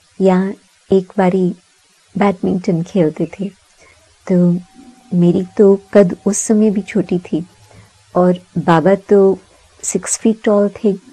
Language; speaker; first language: Hindi; early bilingual, heritage; Sindhi